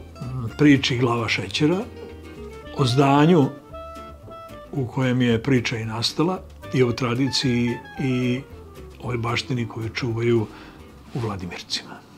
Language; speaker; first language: Bosnian; native; Bosnian